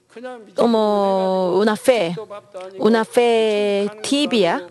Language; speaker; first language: Spanish; non-native, learner; Korean